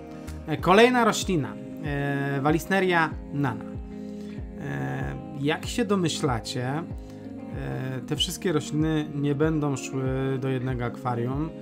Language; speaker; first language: Polish; native; Polish